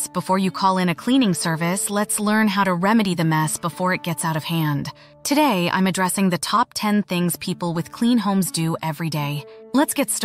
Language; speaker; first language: English; native; English